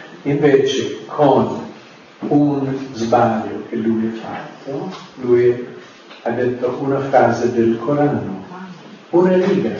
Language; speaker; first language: Italian; non-native, fluent; English